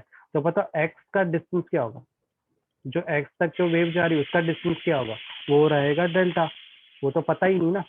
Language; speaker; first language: Hindi; native; Hindi